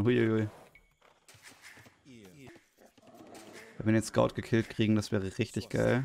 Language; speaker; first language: German; native; German